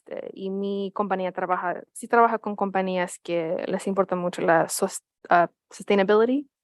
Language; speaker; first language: Spanish; early bilingual, heritage; Spanish